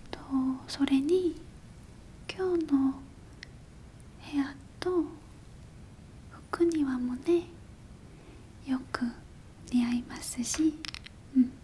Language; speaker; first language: Japanese; non-native, learner; Korean